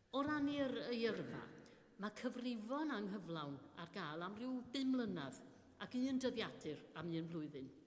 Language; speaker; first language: Welsh; native; Welsh